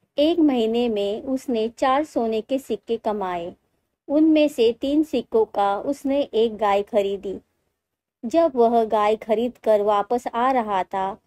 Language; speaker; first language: Hindi; native; Hindi